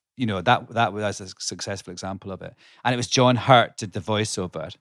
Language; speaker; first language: English; native; English